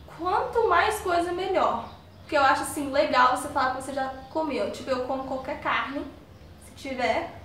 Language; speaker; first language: Portuguese; early bilingual, heritage; Portuguese